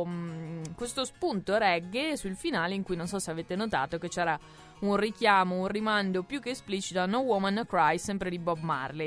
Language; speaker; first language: Italian; native; Italian